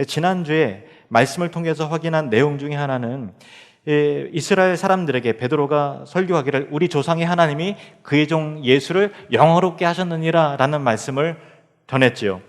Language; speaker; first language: Korean; native; Korean